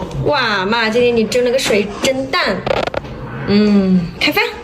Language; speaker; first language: Chinese; native; Chinese